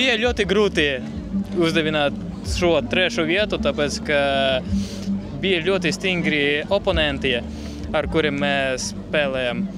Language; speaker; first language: Latvian; non-native, local second language; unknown